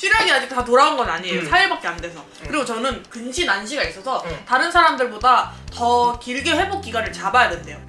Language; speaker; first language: Korean; native; Korean